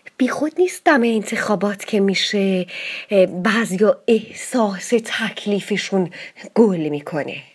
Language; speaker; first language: Persian; native; Persian